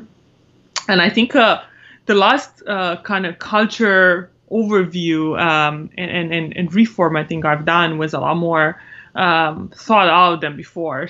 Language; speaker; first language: English; non-native, fluent; Romanian